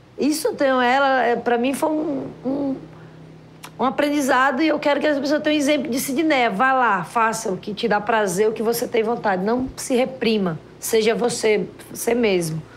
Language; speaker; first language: Portuguese; native; Portuguese